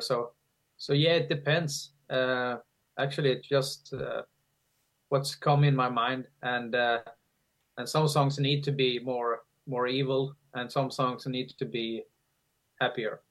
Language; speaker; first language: English; non-native, fluent; Swedish